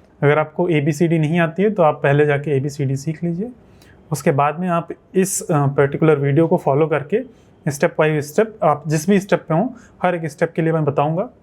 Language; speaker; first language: Hindi; native; Hindi